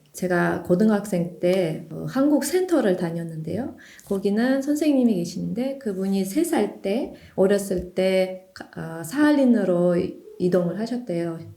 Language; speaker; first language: Korean; non-native, fluent; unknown